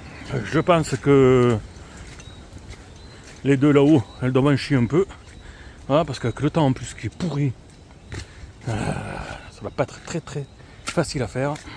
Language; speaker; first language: French; native; French